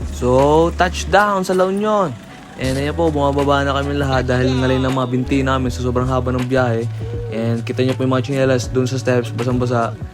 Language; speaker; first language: Filipino; early bilingual, heritage; Filipino